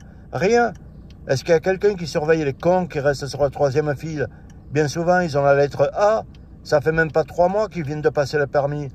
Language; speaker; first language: French; native; French